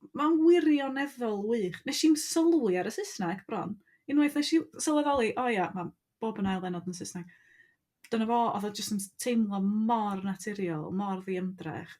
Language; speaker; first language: Welsh; native; Welsh